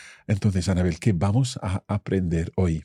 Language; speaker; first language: Spanish; non-native, fluent; English